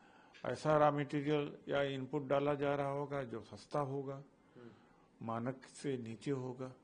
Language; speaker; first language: Hindi; native; Hindi